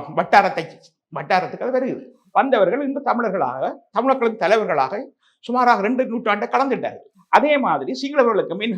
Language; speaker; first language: Tamil; native; Tamil